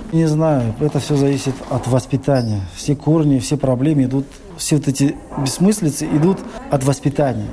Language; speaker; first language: Russian; non-native, local second language; Tajik